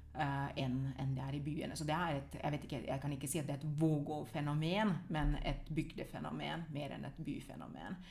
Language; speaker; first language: Norwegian; non-native, fluent; Finnish